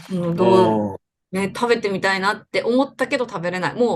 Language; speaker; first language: Japanese; native; Japanese